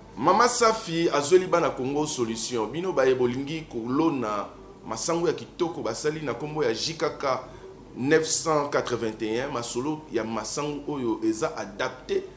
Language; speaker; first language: Lingala; native; Lingala